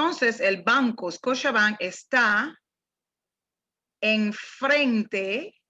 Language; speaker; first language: Spanish; non-native, fluent; English